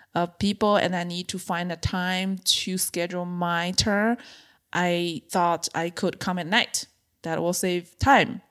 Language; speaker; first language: English; non-native, fluent; Chinese